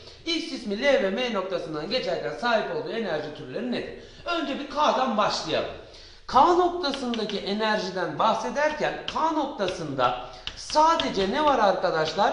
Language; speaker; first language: Turkish; native; Turkish